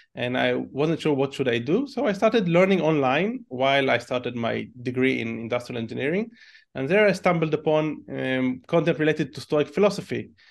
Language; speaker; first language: English; non-native, fluent; Hebrew